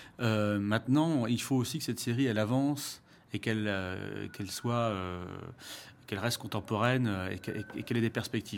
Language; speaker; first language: French; native; French